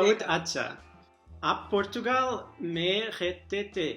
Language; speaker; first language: Hindi; non-native, learner; Portuguese